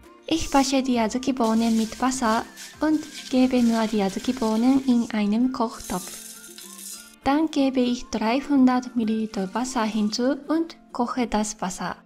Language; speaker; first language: German; non-native, fluent; Japanese